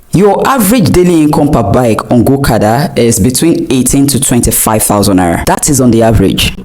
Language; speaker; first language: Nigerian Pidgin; non-native, local second language; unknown